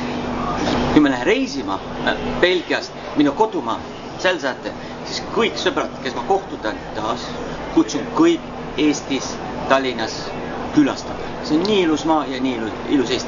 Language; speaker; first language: Estonian; non-native, learner; Dutch